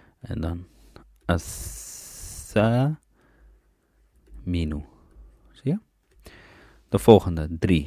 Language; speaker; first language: Dutch; early bilingual, other home language; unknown